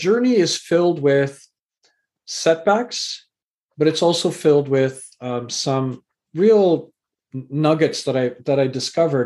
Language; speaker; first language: English; native; English